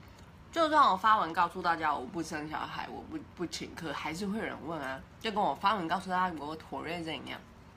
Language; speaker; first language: Chinese; native; Chinese